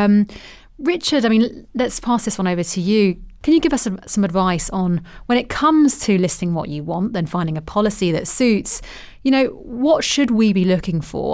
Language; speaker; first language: English; native; English